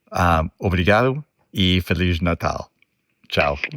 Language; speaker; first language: Portuguese; non-native, learner; English